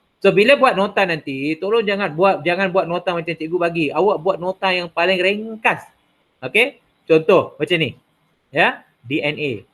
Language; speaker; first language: Malay; non-native, local second language; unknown